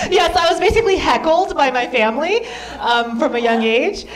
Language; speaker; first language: English; native; English